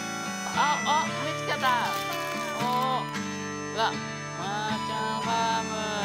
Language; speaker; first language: Japanese; native; Japanese